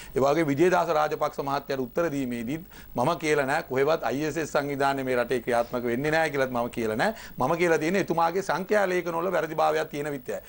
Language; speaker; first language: Sinhala; non-native, local second language; Tamil